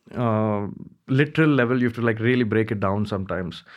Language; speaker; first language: English; non-native, local second language; Hindi